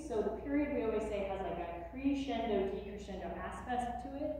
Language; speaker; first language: English; native; English